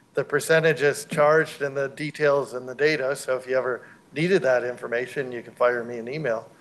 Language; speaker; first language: English; native; English